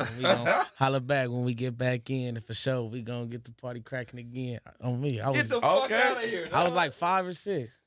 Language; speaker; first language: English; native; English